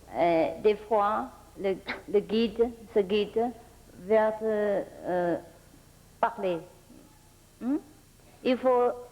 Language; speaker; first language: French; non-native, fluent; Vietnamese